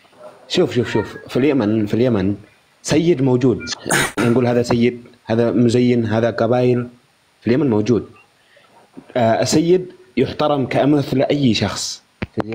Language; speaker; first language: Arabic; native; Arabic